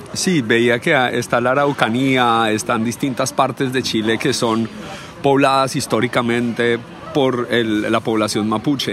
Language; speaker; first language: Spanish; native; Spanish